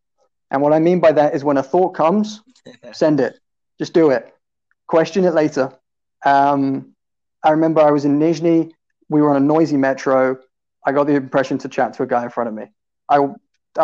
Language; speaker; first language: English; native; English